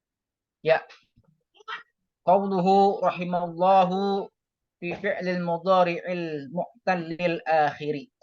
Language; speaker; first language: Arabic; non-native, learner; Indonesian